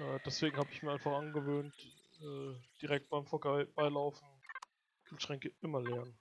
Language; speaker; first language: German; native; German